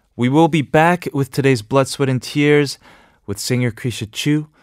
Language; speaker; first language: English; native; English